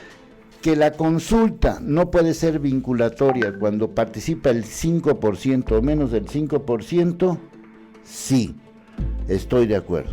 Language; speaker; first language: Spanish; native; Spanish